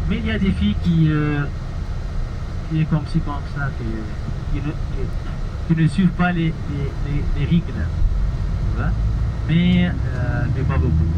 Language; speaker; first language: French; non-native, learner; Arabic